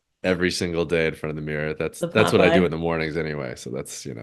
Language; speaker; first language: English; native; English